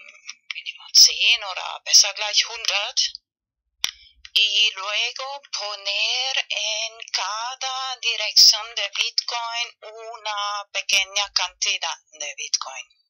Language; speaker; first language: Spanish; non-native, fluent; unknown